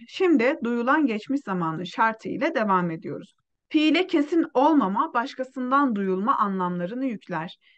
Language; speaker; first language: Turkish; non-native, fluent; Uyghur